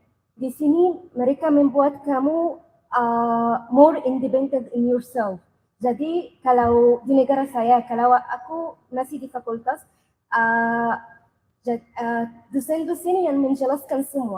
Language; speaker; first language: Indonesian; non-native, learner; Arabic